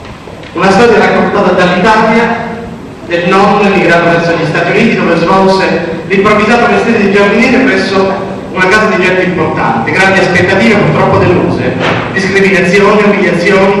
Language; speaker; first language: Italian; native; Italian